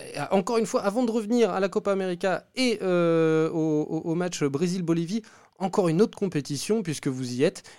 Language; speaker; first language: French; native; French